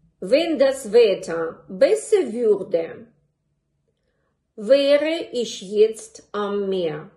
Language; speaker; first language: German; non-native, fluent; Ukrainian